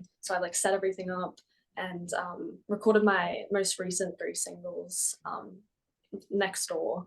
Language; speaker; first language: English; native; English